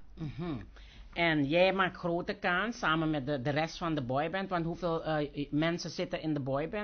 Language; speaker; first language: Dutch; native; Dutch